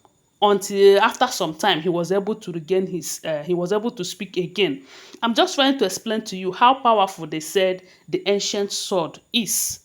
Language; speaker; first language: English; non-native, local second language; Yoruba